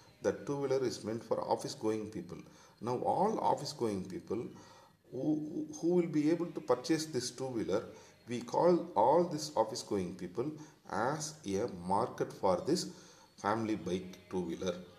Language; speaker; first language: English; non-native, local second language; Tamil